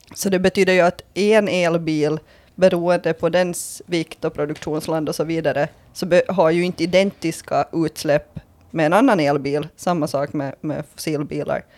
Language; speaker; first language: Swedish; native; Swedish